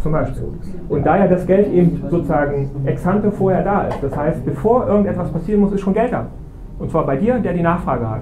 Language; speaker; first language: German; native; German